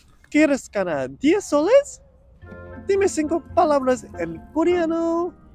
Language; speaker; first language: Spanish; non-native, learner; Korean